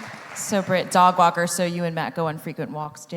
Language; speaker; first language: English; native; English